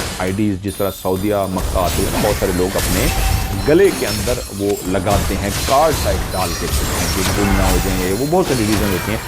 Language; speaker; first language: Urdu; non-native, local second language; Punjabi